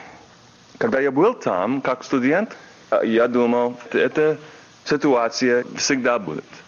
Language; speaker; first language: Russian; non-native, learner; English